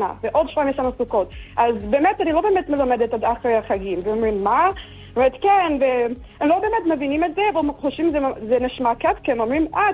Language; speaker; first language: Hebrew; non-native, learner; English